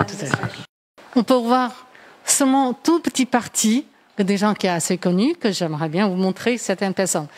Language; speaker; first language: French; non-native, fluent; Chinese